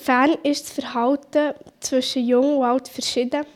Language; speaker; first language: German; native; German